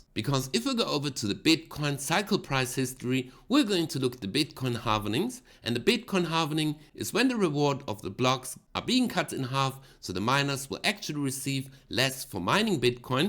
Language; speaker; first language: English; non-native, fluent; German